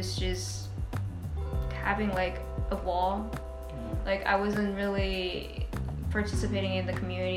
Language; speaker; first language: English; non-native, local second language; Cantonese